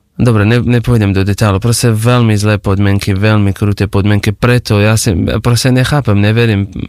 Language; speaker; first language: Slovak; non-native, fluent; Persian